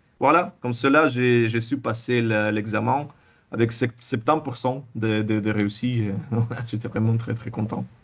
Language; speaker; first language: French; non-native, fluent; Russian